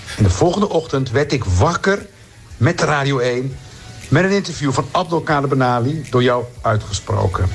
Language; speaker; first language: Dutch; early bilingual, other home language; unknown